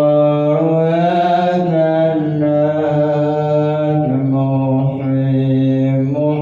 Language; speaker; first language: Arabic; non-native, fluent; Javanese